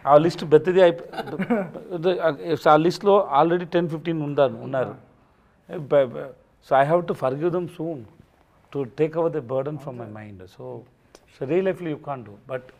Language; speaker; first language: Telugu; non-native, learner; Tamil